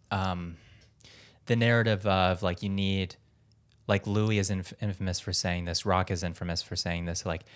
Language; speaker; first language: English; early bilingual, other home language; Filipino